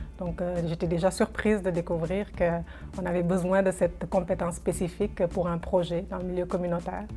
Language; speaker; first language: French; non-native, local second language; Wolof